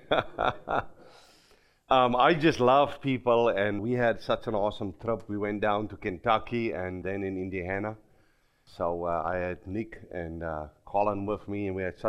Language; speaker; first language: English; non-native, local second language; Afrikaans